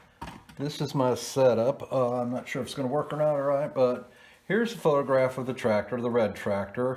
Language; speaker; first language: English; native; English